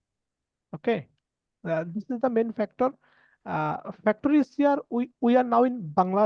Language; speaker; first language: English; non-native, learner; Bangla